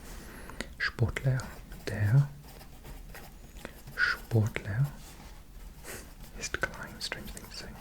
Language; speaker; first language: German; non-native, learner; English